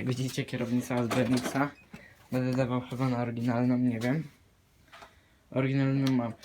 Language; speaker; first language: Polish; native; Polish